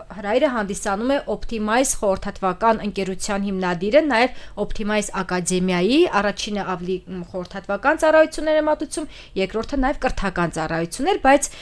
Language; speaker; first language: Armenian; native; Armenian